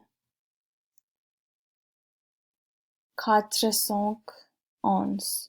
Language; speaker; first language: French; non-native, learner; English